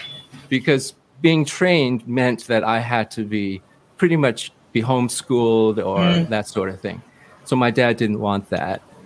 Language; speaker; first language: English; early bilingual, other home language; Cantonese